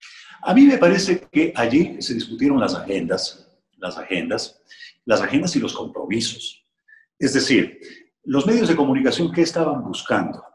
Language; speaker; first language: Spanish; native; Spanish